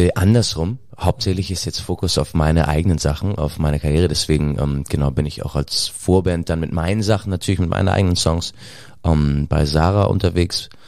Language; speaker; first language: German; native; German